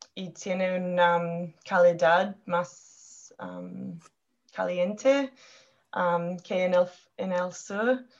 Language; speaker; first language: Spanish; non-native, learner; English